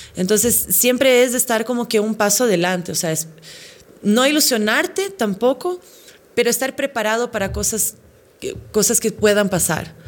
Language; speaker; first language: Spanish; non-native, fluent; Portuguese